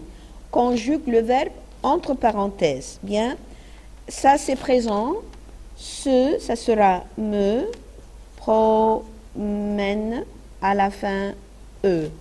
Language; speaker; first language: French; non-native, fluent; Arabic